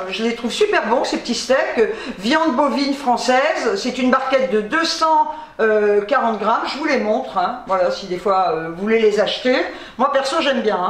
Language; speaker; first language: French; native; French